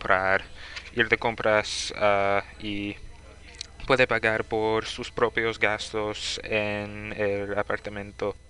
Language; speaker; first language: Spanish; non-native, learner; English